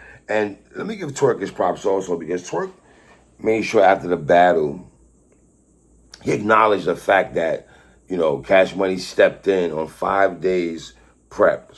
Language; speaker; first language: English; native; English